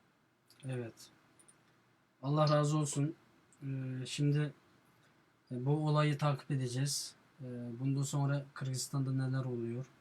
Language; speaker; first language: Turkish; non-native, fluent; Uyghur